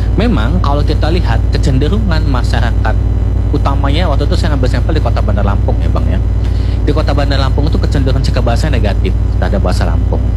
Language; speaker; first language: Indonesian; non-native, local second language; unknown